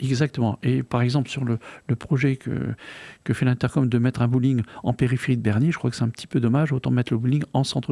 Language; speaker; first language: French; native; French